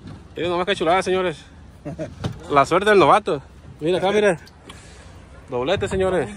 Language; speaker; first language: Spanish; native; Spanish